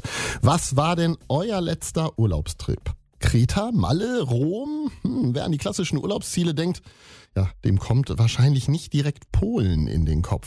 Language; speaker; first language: German; native; German